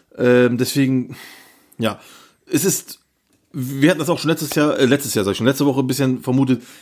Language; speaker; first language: German; early bilingual, other home language; Turkish